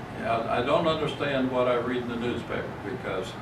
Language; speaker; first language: English; native; English